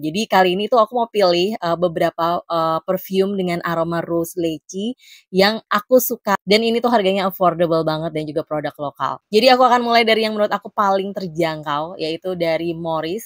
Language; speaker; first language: Indonesian; native; Indonesian